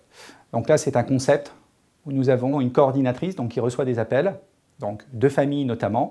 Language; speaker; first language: French; native; French